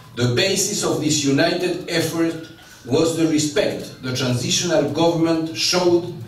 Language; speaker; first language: English; non-native, fluent; Spanish